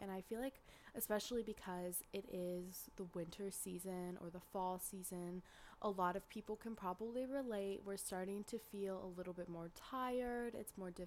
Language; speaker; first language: English; native; English